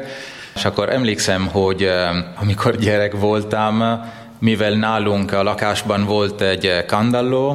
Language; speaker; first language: Hungarian; non-native, fluent; Italian